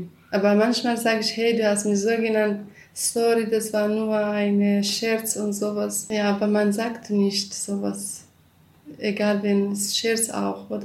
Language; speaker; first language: German; non-native, learner; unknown